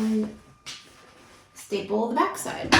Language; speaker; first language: English; native; English